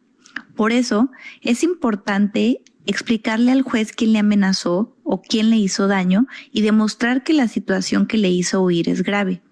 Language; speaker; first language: Spanish; native; Spanish